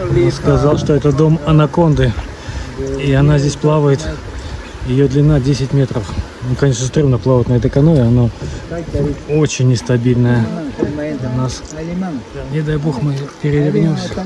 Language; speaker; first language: Russian; native; Russian